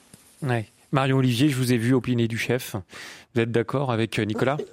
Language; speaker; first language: French; native; French